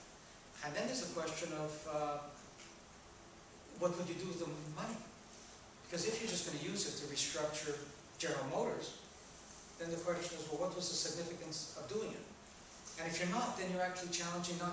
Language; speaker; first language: English; native; English